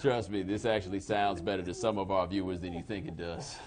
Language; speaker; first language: English; native; English